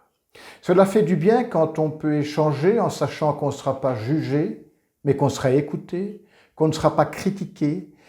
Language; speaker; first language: French; native; French